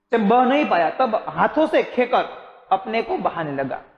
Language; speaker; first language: Hindi; non-native, local second language; Gujarati